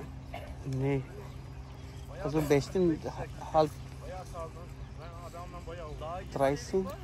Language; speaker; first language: German; early bilingual, other home language; Turkish